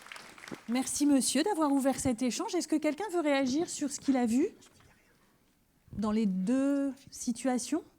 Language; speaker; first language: French; native; French